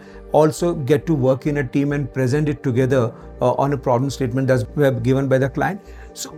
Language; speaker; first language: English; non-native, local second language; Marathi